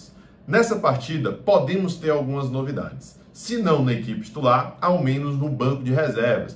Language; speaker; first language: Portuguese; native; Portuguese